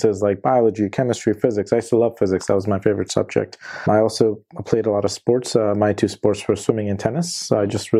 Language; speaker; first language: English; native; English